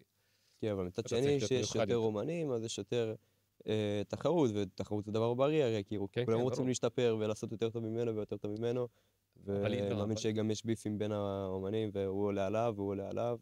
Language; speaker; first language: Hebrew; native; Hebrew